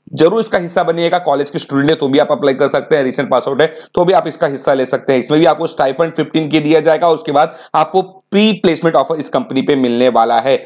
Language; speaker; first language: Hindi; native; Hindi